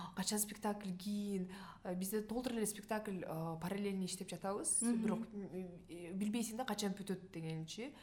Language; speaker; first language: Kyrgyz; non-native, local second language; Russian